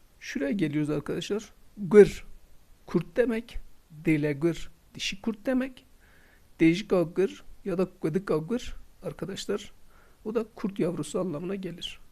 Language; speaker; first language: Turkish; non-native, local second language; Kurdish